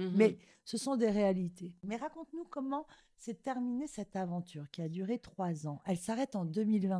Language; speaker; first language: French; native; French